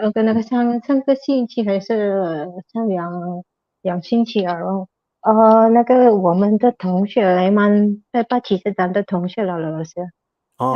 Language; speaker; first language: Chinese; non-native, learner; Indonesian